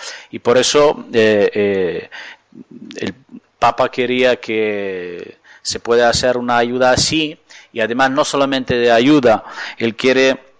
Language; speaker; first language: Spanish; non-native, fluent; Ukrainian